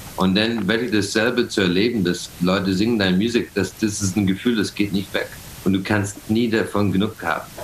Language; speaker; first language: German; non-native, fluent; English